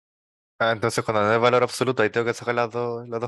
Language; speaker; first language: Spanish; native; Spanish